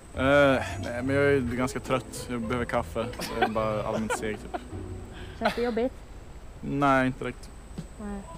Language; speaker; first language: Swedish; native; Swedish